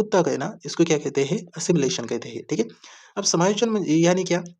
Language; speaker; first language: Hindi; non-native, local second language; Marathi